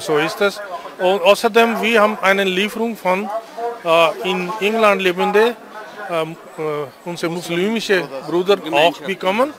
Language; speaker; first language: German; non-native, fluent; Punjabi